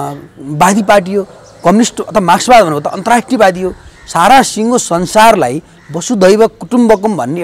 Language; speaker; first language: Nepali; native; Nepali